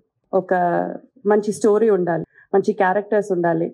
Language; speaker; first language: Telugu; non-native, fluent; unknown